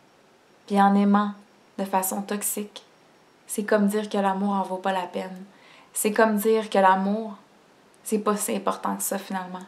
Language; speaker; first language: French; native; French